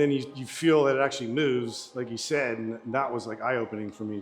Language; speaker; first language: English; native; English